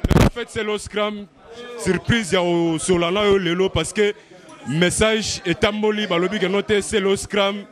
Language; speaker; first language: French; non-native, local second language; Lingala